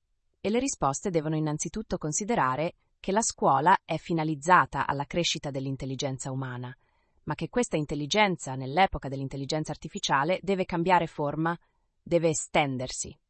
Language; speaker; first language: Italian; native; Italian